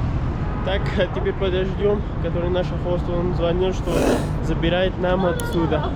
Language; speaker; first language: Russian; non-native, learner; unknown